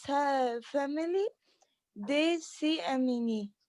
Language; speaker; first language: French; non-native, learner; Arabic